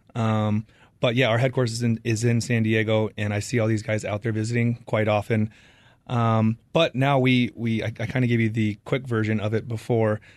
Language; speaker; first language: English; native; English